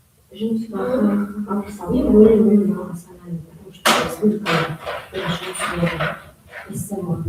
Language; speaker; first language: Russian; non-native, local second language; Kazakh